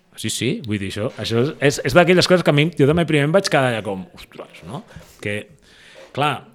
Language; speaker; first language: Catalan; native; Catalan